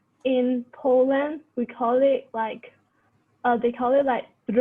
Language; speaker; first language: English; non-native, fluent; Burmese